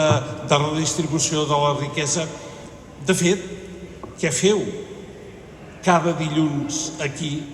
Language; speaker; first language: Catalan; native; Catalan